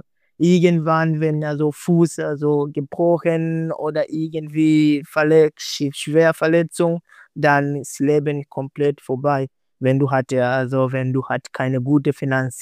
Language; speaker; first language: German; non-native, learner; Swahili